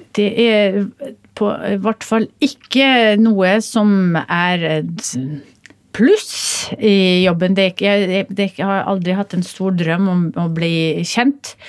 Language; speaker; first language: Norwegian; early bilingual, other home language; Polish